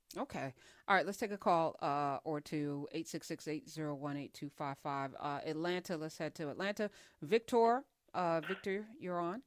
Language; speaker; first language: English; native; English